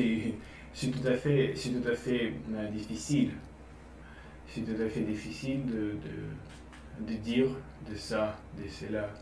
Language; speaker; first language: French; non-native, learner; Russian